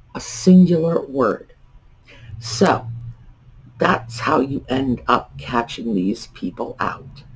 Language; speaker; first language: English; native; English